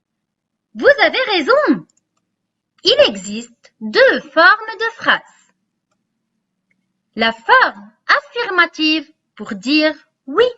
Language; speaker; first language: French; non-native, local second language; Arabic